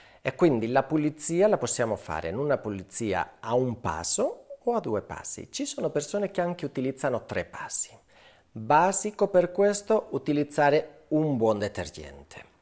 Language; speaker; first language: Italian; non-native, fluent; Spanish